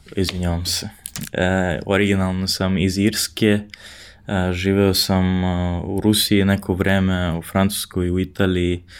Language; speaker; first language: Serbian; non-native, fluent; English